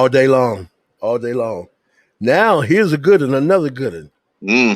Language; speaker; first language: English; native; English